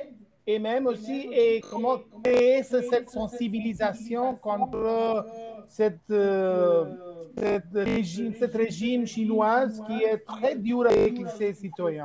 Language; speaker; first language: French; non-native, fluent; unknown